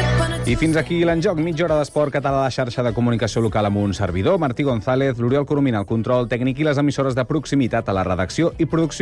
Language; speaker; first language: Catalan; native; Catalan